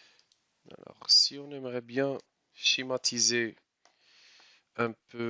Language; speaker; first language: French; non-native, local second language; Arabic